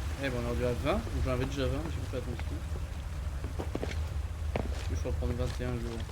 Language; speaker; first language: French; native; French